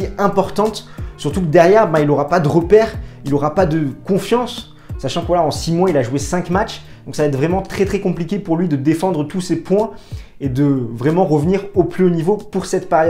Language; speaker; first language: French; native; French